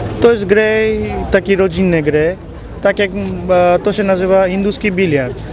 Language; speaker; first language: Polish; non-native, learner; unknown